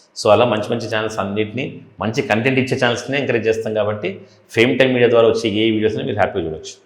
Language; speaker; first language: Telugu; native; Telugu